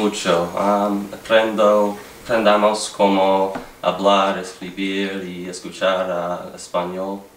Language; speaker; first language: Spanish; non-native, learner; English